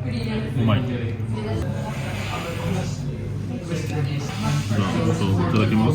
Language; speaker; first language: Japanese; non-native, fluent; French